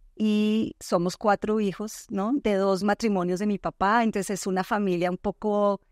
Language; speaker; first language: Spanish; native; Spanish